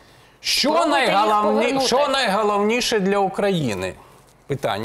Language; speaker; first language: Ukrainian; native; Ukrainian